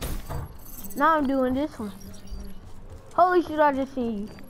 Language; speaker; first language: English; native; English